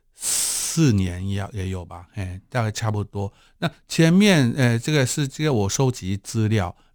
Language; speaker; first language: Chinese; non-native, fluent; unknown